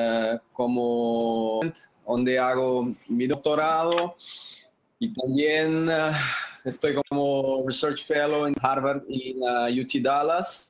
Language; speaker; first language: Spanish; non-native, fluent; Portuguese